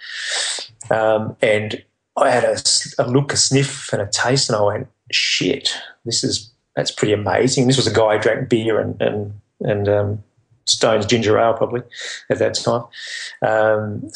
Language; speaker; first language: English; native; English